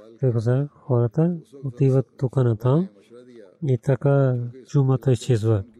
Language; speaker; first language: Bulgarian; non-native, learner; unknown